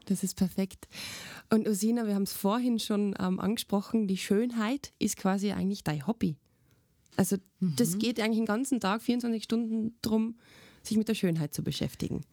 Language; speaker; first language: German; native; German